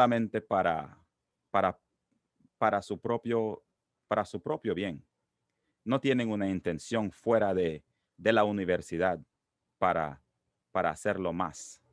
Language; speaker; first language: Spanish; non-native, local second language; English